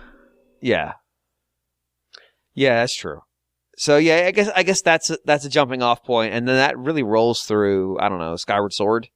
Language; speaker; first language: English; native; English